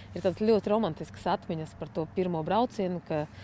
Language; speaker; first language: Latvian; non-native, fluent; Russian